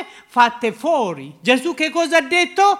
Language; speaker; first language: Italian; non-native, learner; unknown